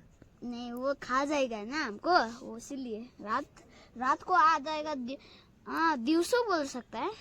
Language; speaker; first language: Hindi; non-native, local second language; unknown